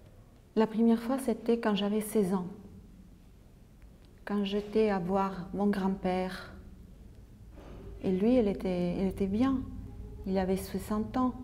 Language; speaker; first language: French; non-native, local second language; Arabic